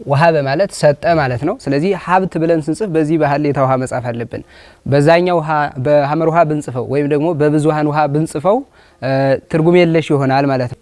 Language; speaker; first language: Amharic; native; Amharic